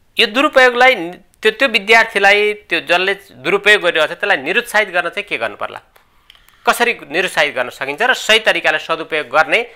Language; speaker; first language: Nepali; native; Nepali